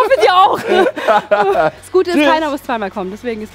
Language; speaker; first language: German; native; German